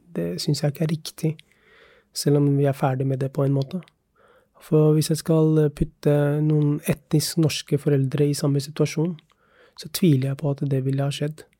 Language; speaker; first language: Norwegian; early bilingual, other home language; Urdu